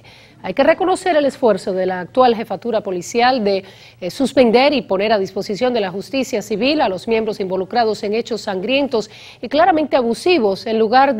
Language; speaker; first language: Spanish; native; Spanish